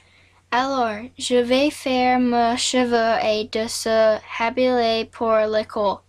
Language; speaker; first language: French; non-native, learner; English